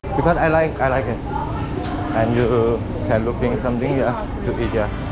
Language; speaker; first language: English; non-native, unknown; Thai